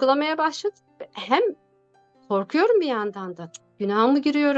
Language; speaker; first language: Turkish; native; Turkish